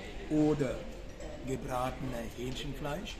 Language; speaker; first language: German; non-native, fluent; Sinhala